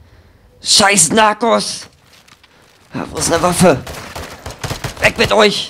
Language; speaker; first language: German; native; German